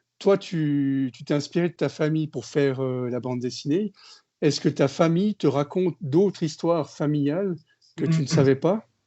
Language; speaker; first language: French; native; French